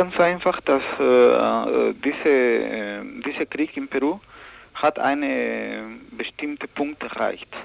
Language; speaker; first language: German; non-native, learner; Spanish